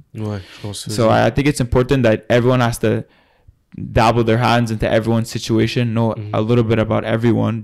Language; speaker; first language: French; native; French